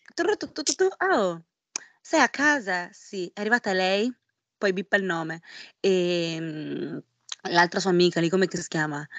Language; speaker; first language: Italian; early bilingual, other home language; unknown